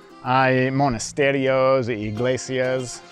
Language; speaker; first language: Spanish; early bilingual, heritage; English